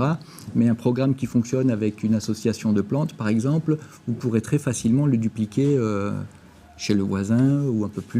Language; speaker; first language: French; native; French